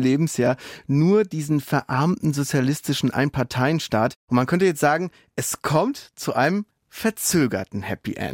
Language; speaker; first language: German; native; German